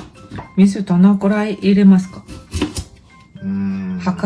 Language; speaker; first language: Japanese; non-native, fluent; Mongolian